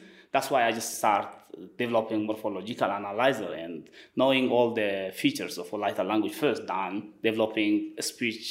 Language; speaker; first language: English; non-native, fluent; Wolaytta